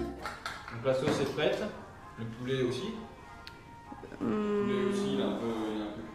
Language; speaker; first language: French; native; French